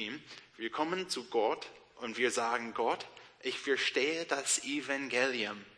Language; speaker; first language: German; non-native, learner; English